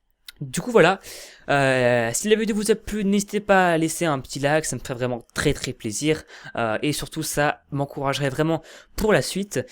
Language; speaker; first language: French; native; French